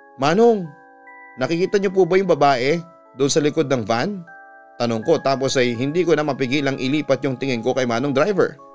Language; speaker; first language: Filipino; native; Filipino